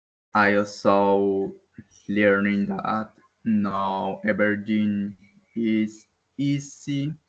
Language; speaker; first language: English; non-native, learner; Spanish